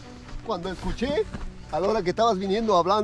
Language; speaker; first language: Spanish; native; Spanish